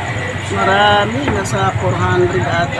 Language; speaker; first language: Filipino; native; Filipino